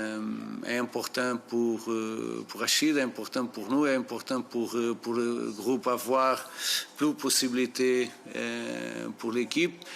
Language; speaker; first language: French; non-native, fluent; Portuguese